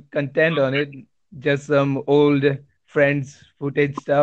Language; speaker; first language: English; non-native, local second language; Gujarati